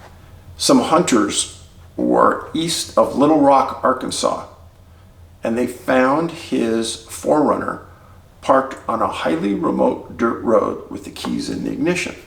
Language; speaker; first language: English; native; English